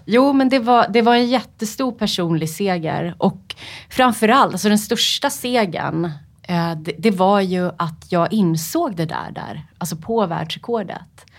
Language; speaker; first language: Swedish; native; Swedish